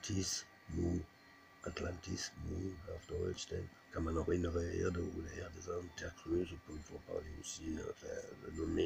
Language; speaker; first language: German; non-native, fluent; French